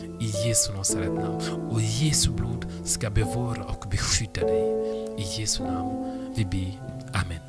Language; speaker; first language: Swedish; non-native, fluent; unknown